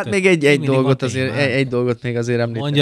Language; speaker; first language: Hungarian; native; Hungarian